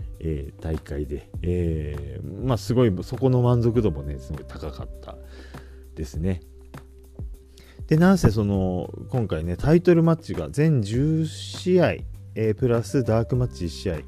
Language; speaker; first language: Japanese; native; Japanese